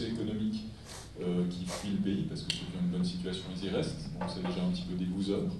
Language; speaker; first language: French; native; French